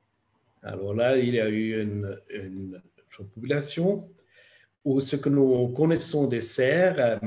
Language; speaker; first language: French; non-native, fluent; German